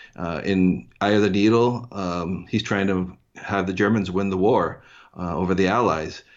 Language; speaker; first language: English; early bilingual, heritage; English